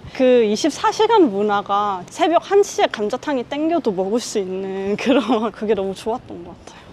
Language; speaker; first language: Korean; early bilingual, heritage; Korean